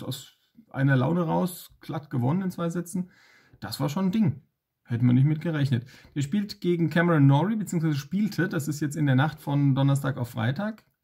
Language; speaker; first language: German; native; German